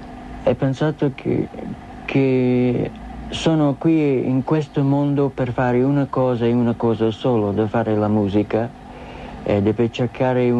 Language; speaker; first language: Italian; non-native, learner; English